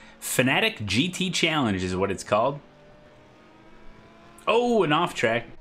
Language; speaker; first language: English; native; English